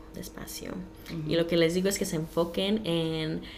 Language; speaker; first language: Spanish; early bilingual, heritage; Spanish